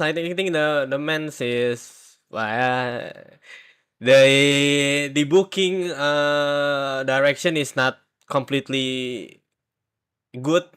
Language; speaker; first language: English; non-native, learner; Indonesian